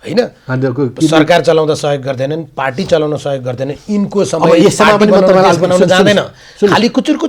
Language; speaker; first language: Nepali; native; Nepali